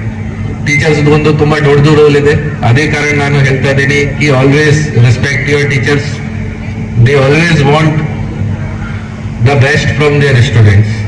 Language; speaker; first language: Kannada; non-native, local second language; Hindi